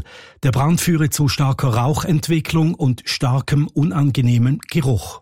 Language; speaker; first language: German; native; German